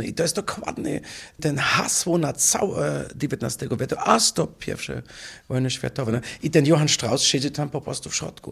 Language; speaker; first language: Polish; non-native, fluent; German